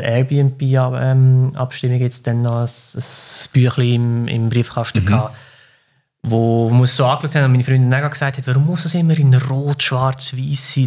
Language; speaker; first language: German; native; German